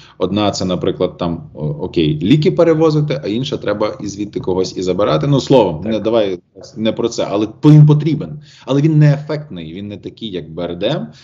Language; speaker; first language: Ukrainian; native; Ukrainian